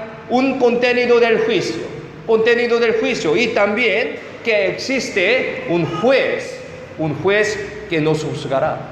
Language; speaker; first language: Spanish; non-native, fluent; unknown